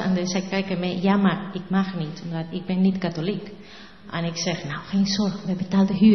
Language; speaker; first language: Dutch; non-native, learner; Spanish